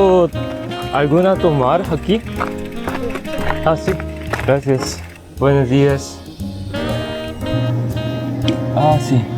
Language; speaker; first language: Spanish; non-native, learner; Korean